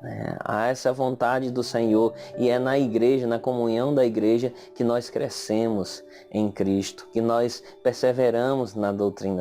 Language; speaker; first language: Portuguese; native; Portuguese